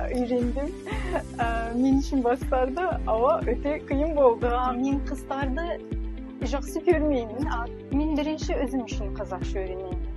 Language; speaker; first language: Kazakh; non-native, learner; Turkish